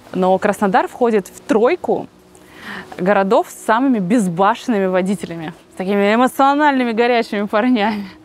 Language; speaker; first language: Russian; native; Russian